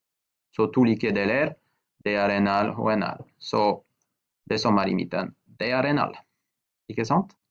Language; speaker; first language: Norwegian; non-native, fluent; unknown